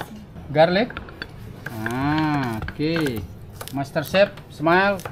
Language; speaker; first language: English; non-native, learner; Indonesian